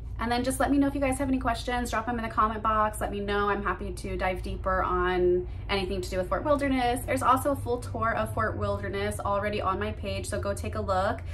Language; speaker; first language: English; native; English